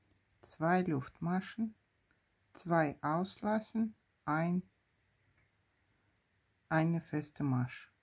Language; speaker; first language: German; non-native, fluent; Russian